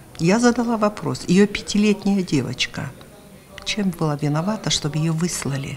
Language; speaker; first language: Russian; non-native, local second language; Karachay-Balkar